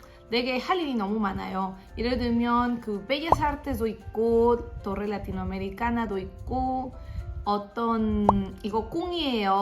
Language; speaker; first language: Korean; non-native, fluent; Spanish